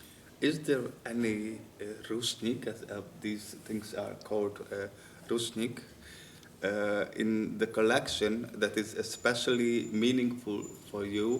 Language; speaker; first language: English; non-native, fluent; Hungarian